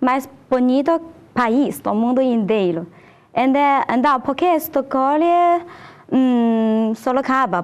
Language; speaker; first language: Portuguese; non-native, learner; Chinese